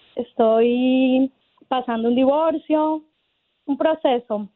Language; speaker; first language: Spanish; native; Spanish